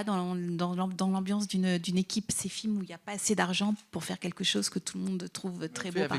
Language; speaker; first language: French; native; French